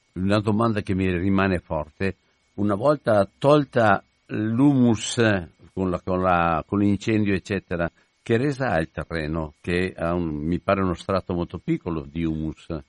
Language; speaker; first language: Italian; native; Italian